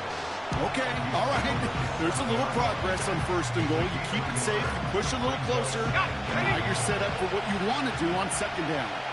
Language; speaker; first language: English; native; English